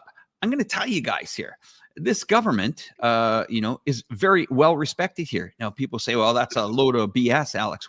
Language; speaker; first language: English; native; English